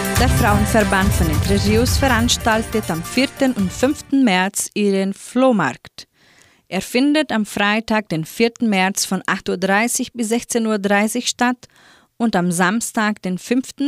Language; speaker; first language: German; native; German